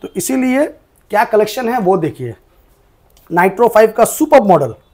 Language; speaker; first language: Hindi; non-native, local second language; Bangla